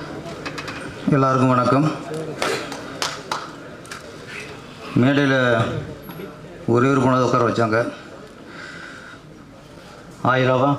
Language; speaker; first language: Tamil; native; Tamil